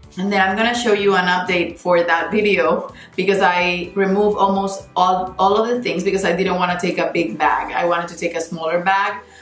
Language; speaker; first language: English; non-native, fluent; Spanish